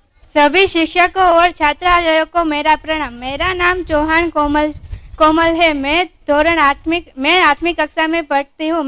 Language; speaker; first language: Hindi; non-native, local second language; Gujarati